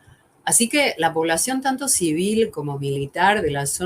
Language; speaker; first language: Spanish; native; Spanish